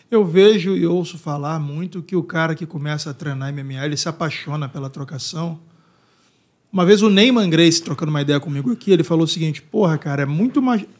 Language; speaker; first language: Portuguese; native; Portuguese